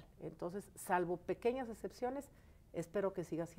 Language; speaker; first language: Spanish; native; Spanish